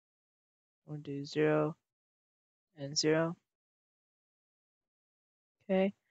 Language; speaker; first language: English; native; English